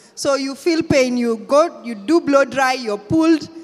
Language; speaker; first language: English; non-native, local second language; Kikuyu